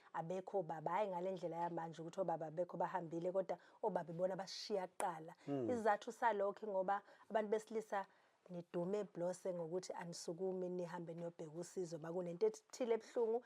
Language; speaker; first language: Zulu; native; Zulu